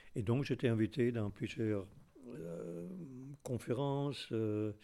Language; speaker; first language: French; non-native, fluent; Afrikaans